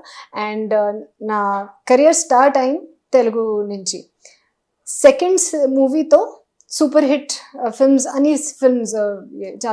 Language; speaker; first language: Telugu; non-native, learner; Hindi